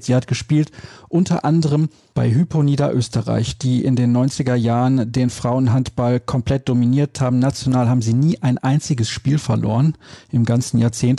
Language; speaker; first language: German; native; German